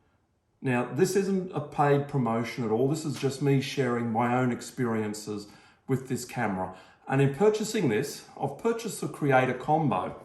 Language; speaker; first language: English; native; English